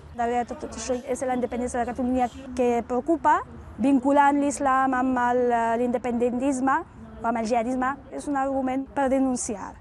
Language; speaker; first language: Catalan; non-native, fluent; Arabic